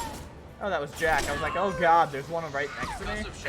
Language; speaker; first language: English; native; English